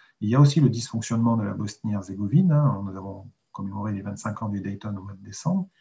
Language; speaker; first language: French; native; French